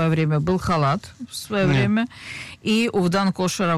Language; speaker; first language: Russian; native; Russian